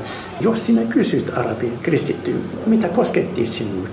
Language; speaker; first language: Finnish; non-native, learner; Arabic